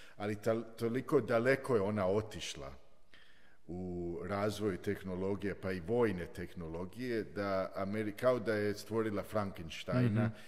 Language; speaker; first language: Croatian; early bilingual, heritage; Croatian